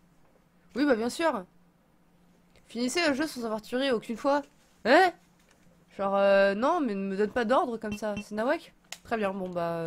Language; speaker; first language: French; native; French